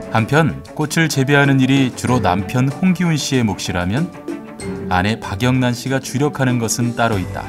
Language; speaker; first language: Korean; native; Korean